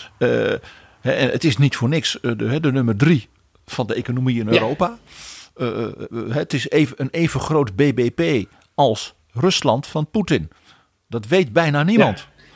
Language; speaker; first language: Dutch; native; Dutch